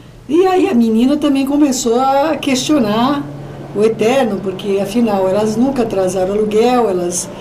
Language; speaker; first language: Portuguese; native; Portuguese